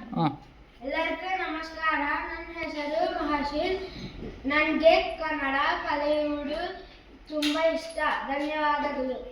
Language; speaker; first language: Kannada; non-native, learner; Telugu